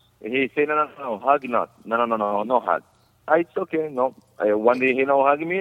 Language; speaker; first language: English; non-native, learner; Portuguese